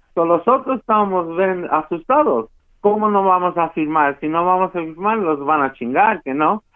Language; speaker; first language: Spanish; early bilingual, heritage; Spanish